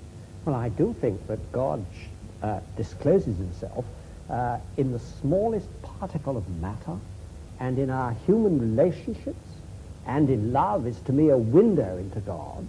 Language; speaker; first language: English; native; English